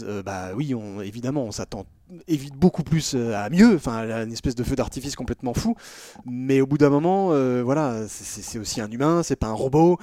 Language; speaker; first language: French; native; French